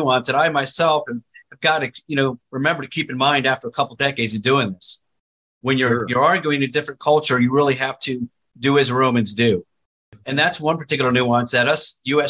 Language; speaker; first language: English; native; English